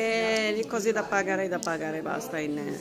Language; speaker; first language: Italian; non-native, fluent; Arabic